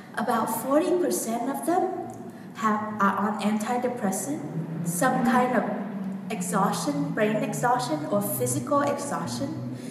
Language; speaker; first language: English; non-native, fluent; Vietnamese